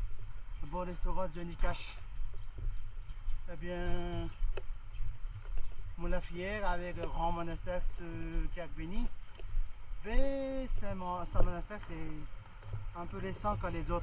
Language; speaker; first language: French; non-native, fluent; Nepali